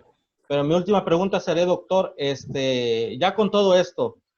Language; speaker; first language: Spanish; native; Spanish